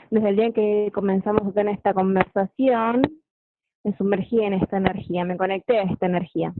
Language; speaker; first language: Spanish; native; Spanish